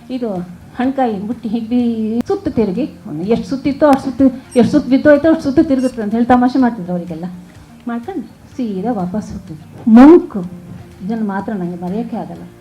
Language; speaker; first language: Kannada; native; Kannada